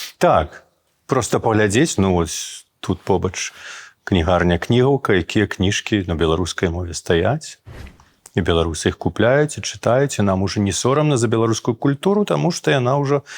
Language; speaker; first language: Belarusian; non-native, local second language; Russian